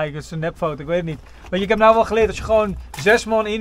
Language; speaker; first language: Dutch; native; Dutch